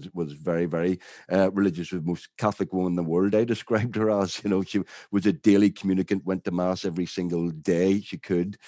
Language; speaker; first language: English; native; English